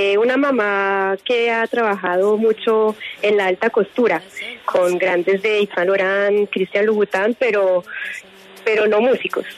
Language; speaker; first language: Spanish; early bilingual, heritage; French